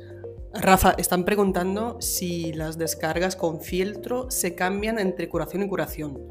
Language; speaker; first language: Spanish; native; Spanish